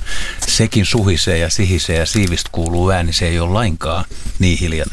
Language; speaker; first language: Finnish; native; Finnish